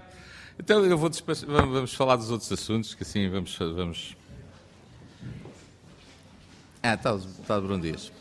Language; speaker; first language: Portuguese; native; Portuguese